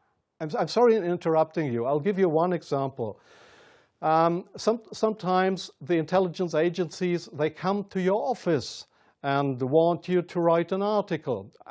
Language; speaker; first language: English; non-native, fluent; German